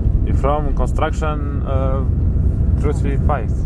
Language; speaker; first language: English; non-native, learner; Romanian